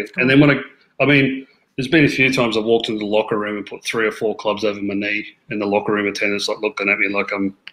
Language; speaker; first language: English; native; English